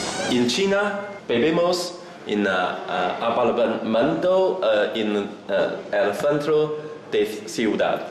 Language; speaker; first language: Spanish; non-native, learner; Chinese